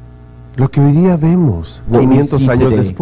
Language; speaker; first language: Spanish; native; Spanish